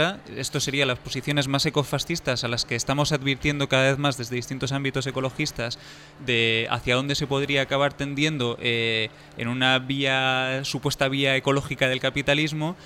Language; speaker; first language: Spanish; native; Spanish